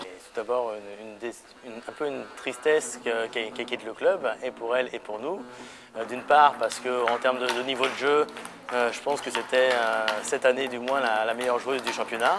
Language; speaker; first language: French; native; French